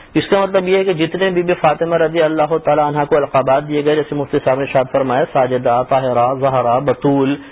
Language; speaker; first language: Urdu; native; Urdu